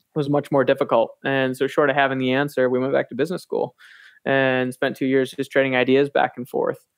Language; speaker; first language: English; native; English